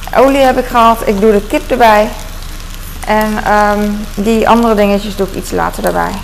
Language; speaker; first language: Dutch; early bilingual, other home language; Cantonese